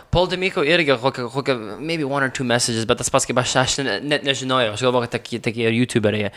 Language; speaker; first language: Lithuanian; early bilingual, heritage; Lithuanian